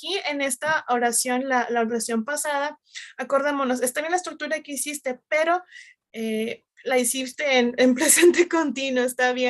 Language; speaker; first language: Spanish; native; Spanish